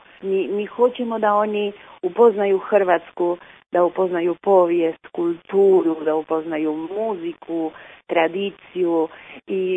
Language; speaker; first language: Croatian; early bilingual, heritage; Croatian